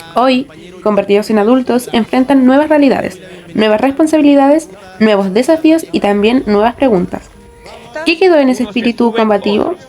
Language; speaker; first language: Spanish; native; Spanish